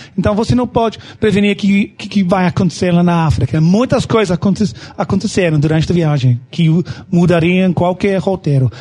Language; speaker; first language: Portuguese; non-native, fluent; English